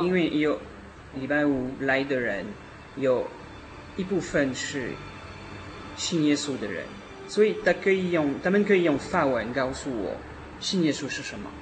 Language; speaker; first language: Chinese; non-native, learner; French